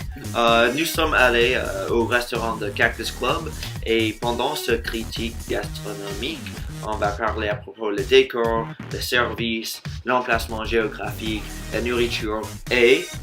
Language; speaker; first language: French; non-native, fluent; English